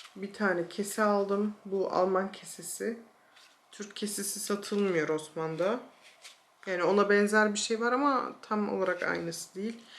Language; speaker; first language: Turkish; early bilingual, heritage; Turkish